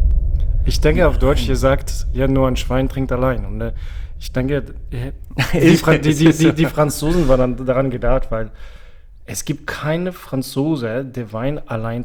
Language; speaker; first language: German; non-native, fluent; French